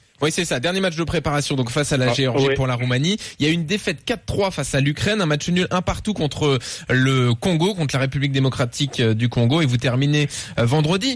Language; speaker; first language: French; native; French